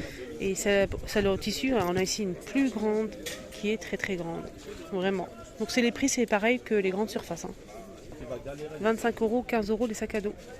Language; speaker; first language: French; native; French